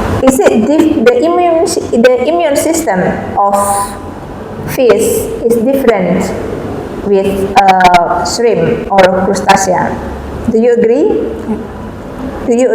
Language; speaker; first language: English; non-native, fluent; Indonesian